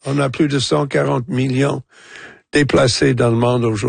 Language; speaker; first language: French; non-native, local second language; English